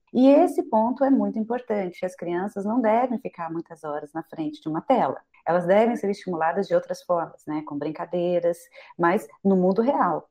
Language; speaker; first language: Portuguese; native; Portuguese